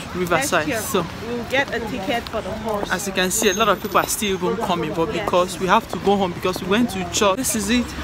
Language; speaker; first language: English; non-native, local second language; Igbo